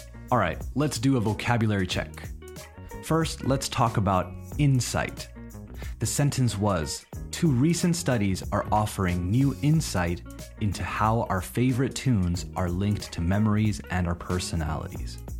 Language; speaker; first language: English; native; English